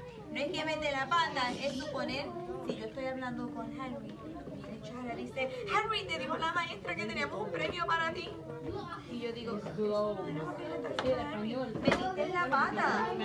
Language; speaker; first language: Spanish; native; Spanish